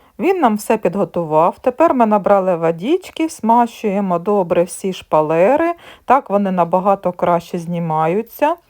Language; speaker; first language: Ukrainian; native; Ukrainian